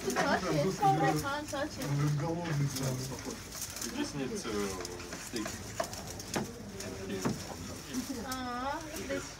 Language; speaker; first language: English; non-native, learner; Russian